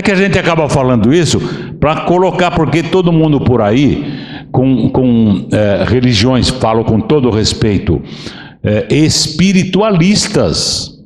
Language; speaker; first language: Portuguese; native; Portuguese